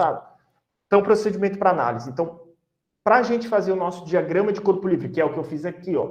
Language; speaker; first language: Portuguese; native; Portuguese